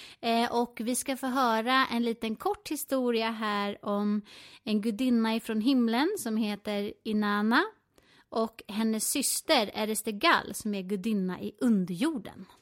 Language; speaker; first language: Swedish; native; Swedish